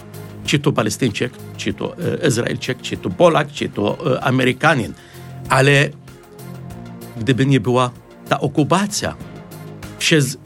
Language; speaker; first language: Polish; non-native, fluent; Arabic